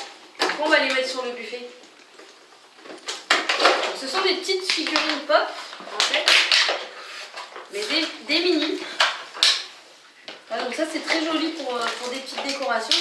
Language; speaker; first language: French; native; French